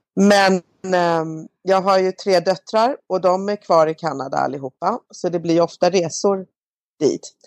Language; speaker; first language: Swedish; native; Swedish